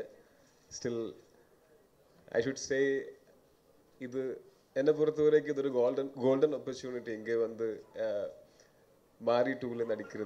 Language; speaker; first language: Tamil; non-native, learner; Malayalam